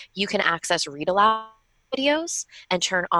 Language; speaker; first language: English; native; English